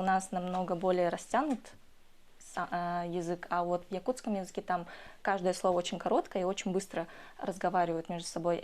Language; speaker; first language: Russian; early bilingual, other home language; Kyrgyz